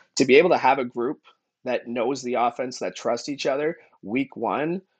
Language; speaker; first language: English; native; English